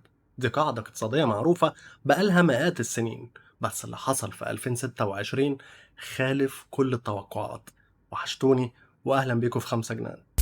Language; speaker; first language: Arabic; native; Arabic